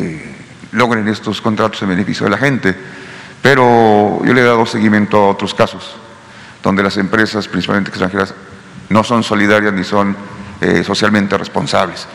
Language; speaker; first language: Spanish; native; Spanish